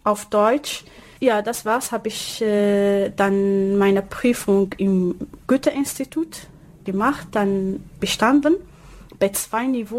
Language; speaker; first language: German; non-native, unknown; Arabic